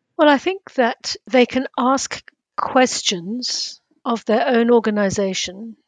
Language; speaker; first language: English; native; English